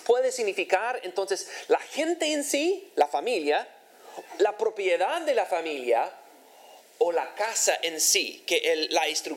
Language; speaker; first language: Spanish; non-native, fluent; English